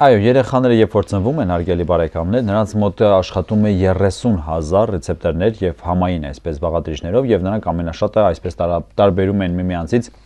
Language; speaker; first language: Armenian; native; Armenian